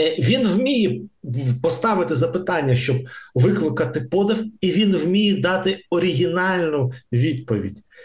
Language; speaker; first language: Ukrainian; non-native, local second language; Russian